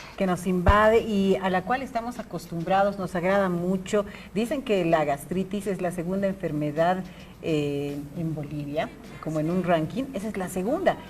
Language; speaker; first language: Spanish; native; Spanish